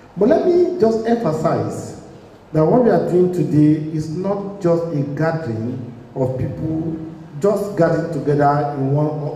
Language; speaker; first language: English; non-native, local second language; Yoruba